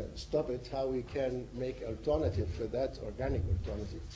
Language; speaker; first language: English; non-native, fluent; Arabic